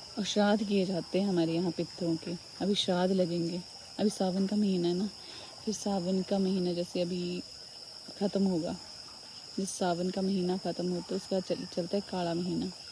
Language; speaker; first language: Hindi; non-native, local second language; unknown